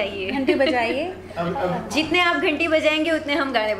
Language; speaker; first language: Hindi; non-native, local second language; Bangla